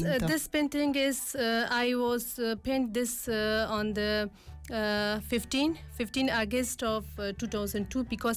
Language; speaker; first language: English; non-native, learner; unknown